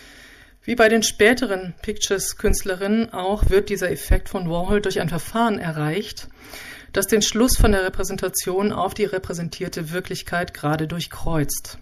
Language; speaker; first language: German; native; German